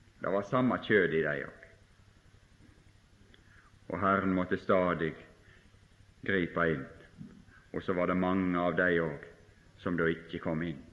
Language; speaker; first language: Norwegian; native; Norwegian